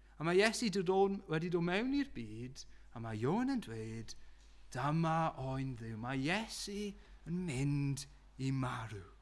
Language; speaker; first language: Welsh; non-native, local second language; English